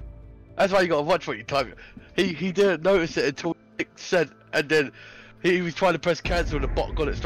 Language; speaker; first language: English; native; English